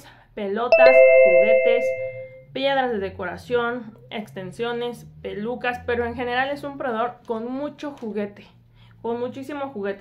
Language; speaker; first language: Spanish; native; Spanish